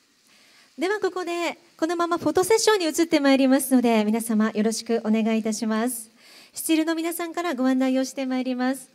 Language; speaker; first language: Japanese; native; Japanese